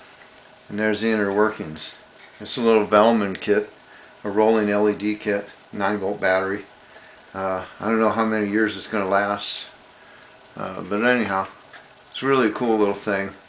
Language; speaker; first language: English; native; English